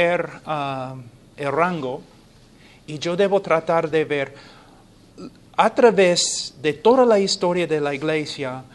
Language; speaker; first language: Spanish; non-native, fluent; English